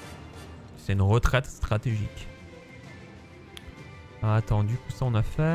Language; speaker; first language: French; native; French